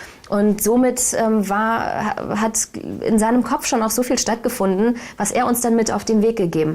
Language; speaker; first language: German; early bilingual, other home language; Turkish